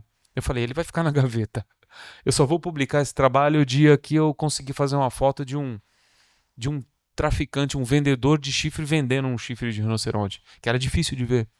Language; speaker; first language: Portuguese; native; Portuguese